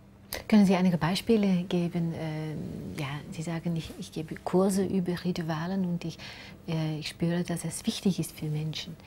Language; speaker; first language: German; non-native, fluent; Dutch